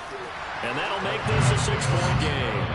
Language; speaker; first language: English; native; English